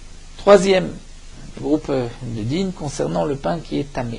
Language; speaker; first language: French; native; French